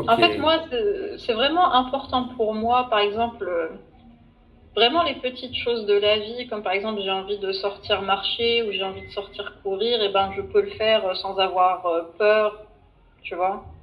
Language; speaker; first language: French; non-native, fluent; Arabic